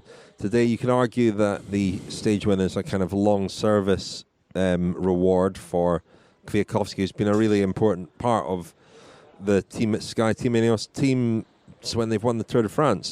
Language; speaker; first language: English; native; English